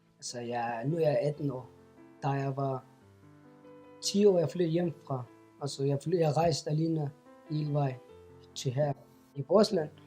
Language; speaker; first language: Danish; non-native, fluent; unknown